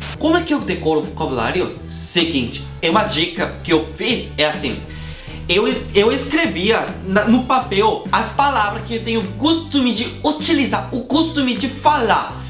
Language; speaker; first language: Portuguese; non-native, fluent; Korean